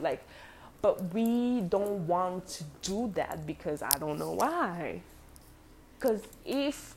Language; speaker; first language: English; non-native, local second language; French